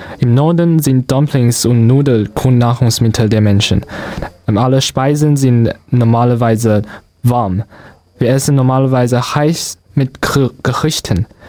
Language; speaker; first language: German; non-native, learner; Chinese